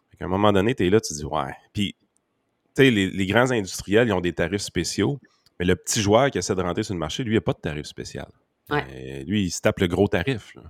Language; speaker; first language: French; native; French